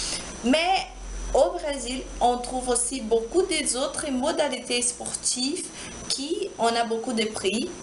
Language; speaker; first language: French; non-native, learner; Portuguese